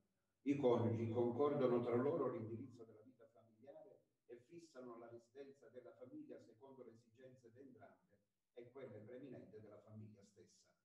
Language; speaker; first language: Italian; native; Italian